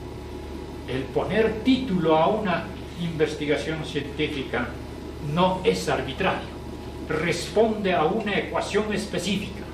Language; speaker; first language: Spanish; native; Spanish